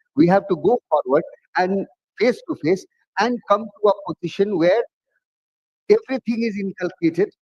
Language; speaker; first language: English; non-native, local second language; Bhojpuri